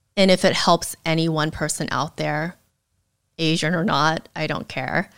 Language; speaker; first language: English; native; English